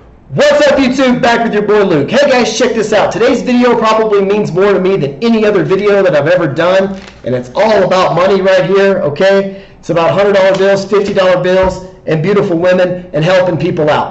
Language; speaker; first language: English; native; English